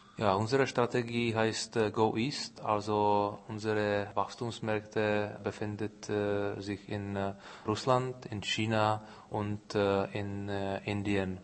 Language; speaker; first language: German; non-native, fluent; Czech